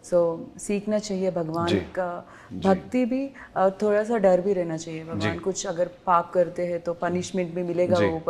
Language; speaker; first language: Hindi; non-native, local second language; Telugu